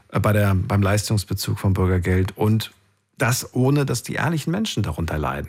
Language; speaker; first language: German; native; German